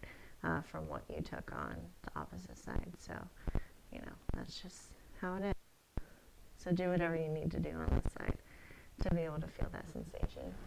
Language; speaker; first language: English; native; English